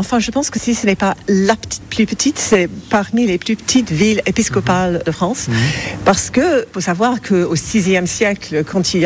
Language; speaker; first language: French; non-native, fluent; English